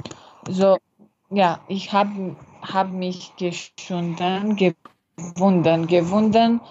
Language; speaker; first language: German; non-native, learner; French